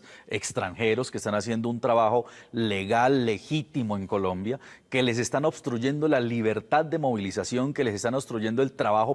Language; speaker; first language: Spanish; native; Spanish